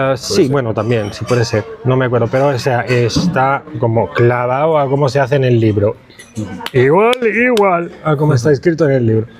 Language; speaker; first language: Spanish; non-native, fluent; Italian